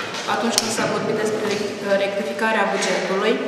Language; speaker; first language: Romanian; native; Romanian